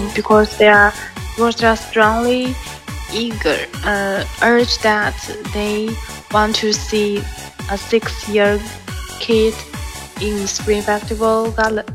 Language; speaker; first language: English; non-native, learner; Chinese